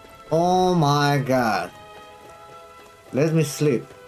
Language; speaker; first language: English; non-native, fluent; Romanian